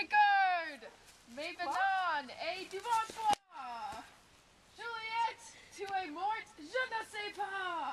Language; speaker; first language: French; non-native, learner; English